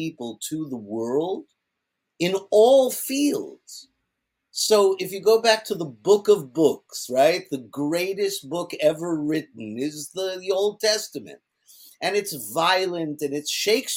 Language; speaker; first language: English; early bilingual, other home language; Yiddish